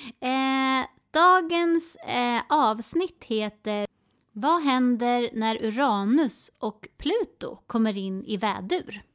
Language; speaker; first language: Swedish; native; Swedish